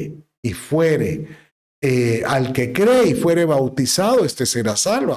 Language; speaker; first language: Spanish; native; Spanish